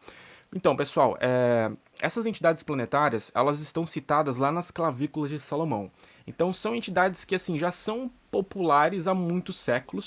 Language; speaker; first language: Portuguese; native; Portuguese